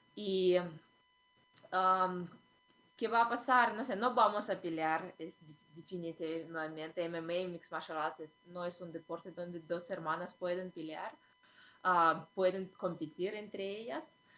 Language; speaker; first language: Spanish; non-native, fluent; Russian